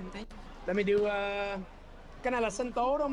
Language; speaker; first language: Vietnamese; non-native, fluent; English